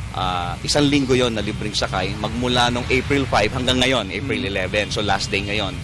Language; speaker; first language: Filipino; native; Filipino